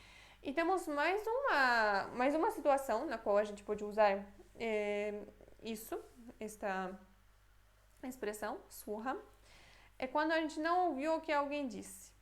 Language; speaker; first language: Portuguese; non-native, fluent; Polish